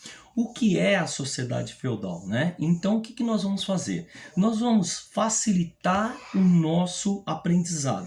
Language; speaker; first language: Portuguese; native; Portuguese